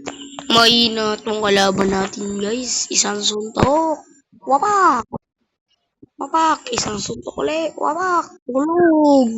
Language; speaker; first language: Filipino; native; Filipino